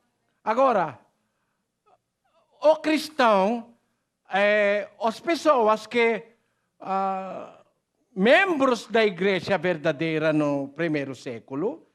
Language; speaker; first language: Portuguese; non-native, learner; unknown